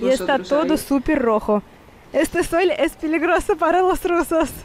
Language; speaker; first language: Spanish; non-native, fluent; Russian